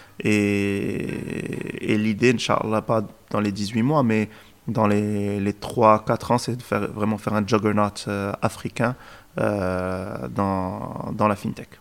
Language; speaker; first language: French; non-native, local second language; Arabic